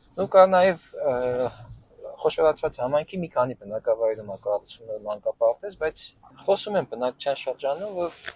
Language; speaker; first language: Armenian; native; Armenian